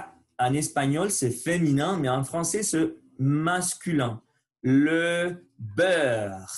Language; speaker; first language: French; non-native, learner; Spanish